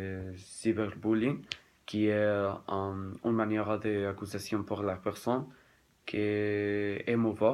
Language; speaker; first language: French; non-native, learner; Spanish